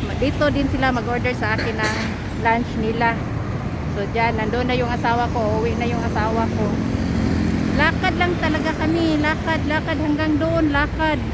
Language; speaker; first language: Filipino; non-native, local second language; Cebuano